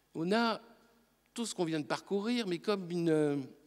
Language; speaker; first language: French; native; French